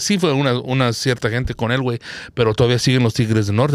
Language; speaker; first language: Spanish; early bilingual, other home language; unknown